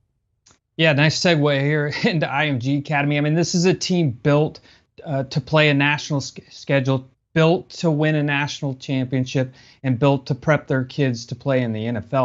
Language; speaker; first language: English; native; English